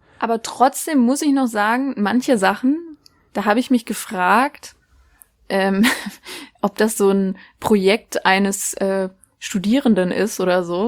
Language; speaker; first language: German; native; German